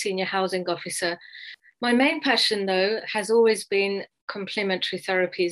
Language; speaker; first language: English; native; English